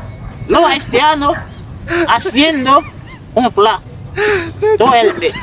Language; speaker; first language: Spanish; non-native, learner; Haitian Creole